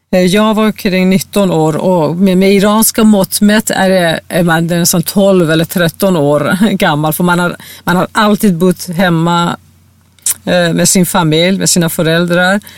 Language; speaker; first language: Swedish; non-native, fluent; Persian